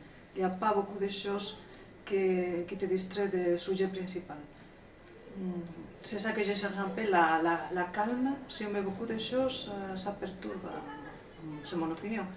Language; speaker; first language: French; non-native, fluent; Spanish